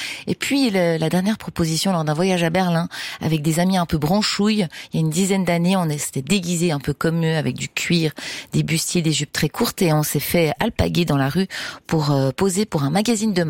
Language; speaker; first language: French; native; French